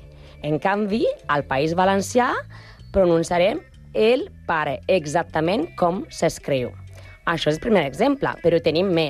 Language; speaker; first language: Catalan; non-native, learner; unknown